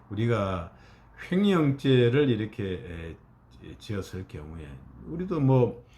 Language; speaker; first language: Korean; native; Korean